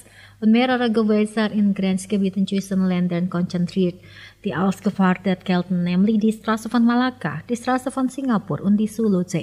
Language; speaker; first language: German; non-native, fluent; Indonesian